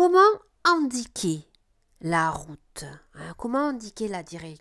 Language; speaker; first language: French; non-native, fluent; Italian